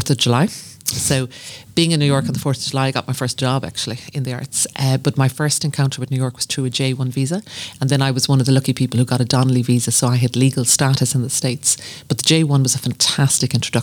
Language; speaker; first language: English; native; English